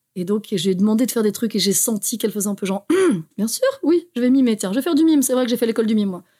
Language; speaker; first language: French; native; French